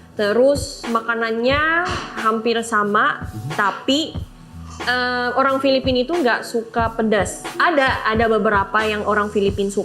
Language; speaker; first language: Indonesian; non-native, learner; Filipino